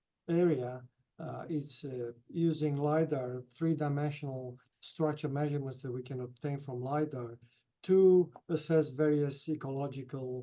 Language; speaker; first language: English; non-native, fluent; Romanian